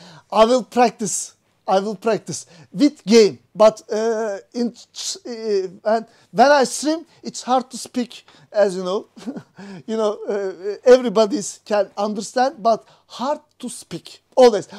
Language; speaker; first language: English; non-native, learner; Turkish